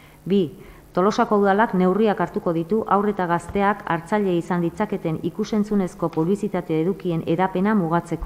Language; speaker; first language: Basque; native; Basque